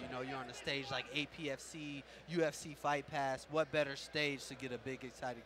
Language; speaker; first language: English; native; English